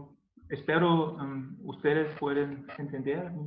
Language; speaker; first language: Spanish; non-native, learner; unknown